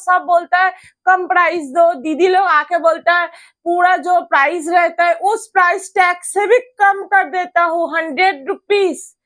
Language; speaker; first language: Hindi; non-native, local second language; Bangla